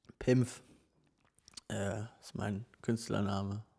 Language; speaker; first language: German; native; German